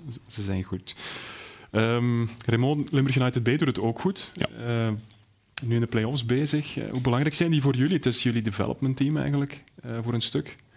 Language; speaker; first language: Dutch; native; Dutch